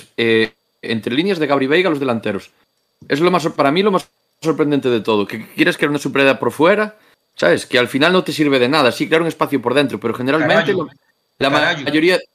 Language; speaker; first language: Spanish; native; Spanish